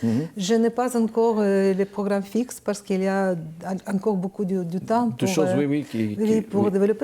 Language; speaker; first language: French; non-native, learner; Ukrainian